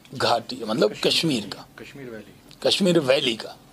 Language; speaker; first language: Hindi; native; Hindi